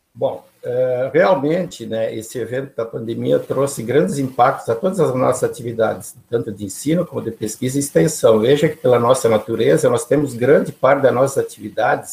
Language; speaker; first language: Portuguese; native; Portuguese